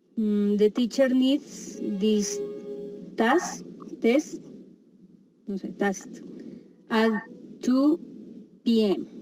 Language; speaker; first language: English; non-native, learner; Spanish